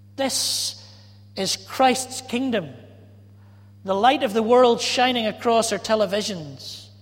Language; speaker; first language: English; native; English